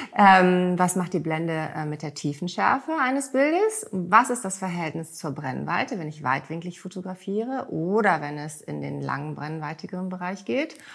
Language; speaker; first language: German; early bilingual, heritage; German